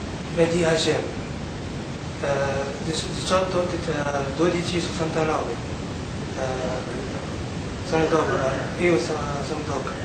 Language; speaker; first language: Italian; non-native, learner; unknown